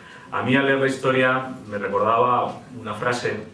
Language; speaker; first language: Spanish; native; Spanish